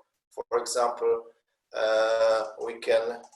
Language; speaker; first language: English; non-native, learner; Polish